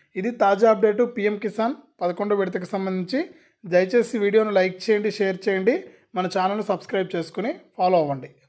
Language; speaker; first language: Telugu; native; Telugu